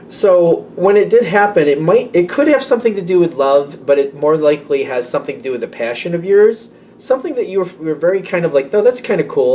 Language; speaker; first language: English; native; English